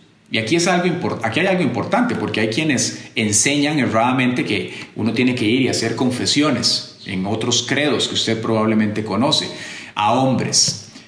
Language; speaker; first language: Spanish; native; Spanish